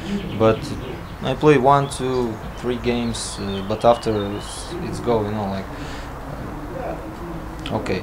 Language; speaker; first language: English; non-native, learner; Latvian